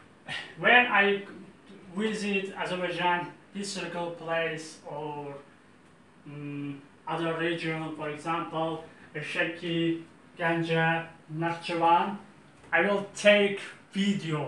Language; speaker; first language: English; non-native, learner; Azerbaijani